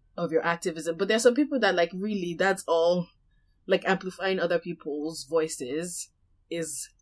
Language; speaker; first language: English; non-native, local second language; Yoruba